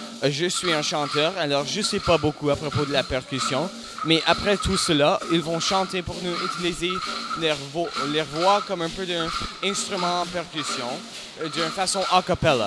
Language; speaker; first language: French; non-native, local second language; English